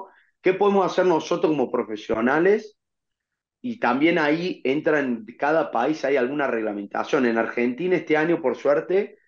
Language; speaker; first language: Spanish; native; Spanish